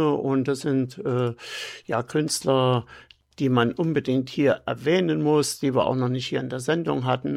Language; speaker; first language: German; native; German